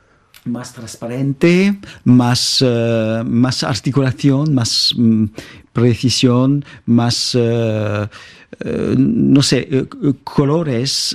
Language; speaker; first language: Spanish; non-native, fluent; French